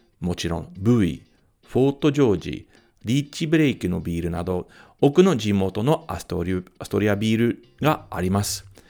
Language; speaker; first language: Japanese; non-native, fluent; English